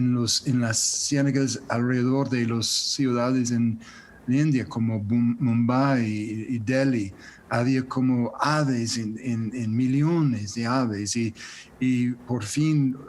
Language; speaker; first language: Spanish; non-native, fluent; English